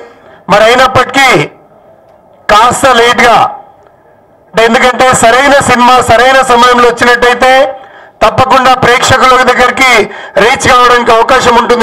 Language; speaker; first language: Telugu; native; Telugu